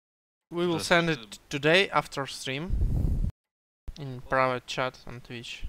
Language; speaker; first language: English; non-native, learner; Russian